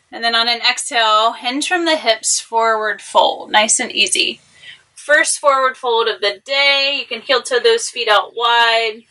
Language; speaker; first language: English; native; English